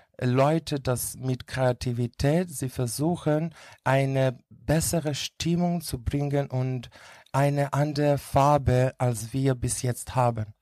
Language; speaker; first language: German; non-native, learner; Greek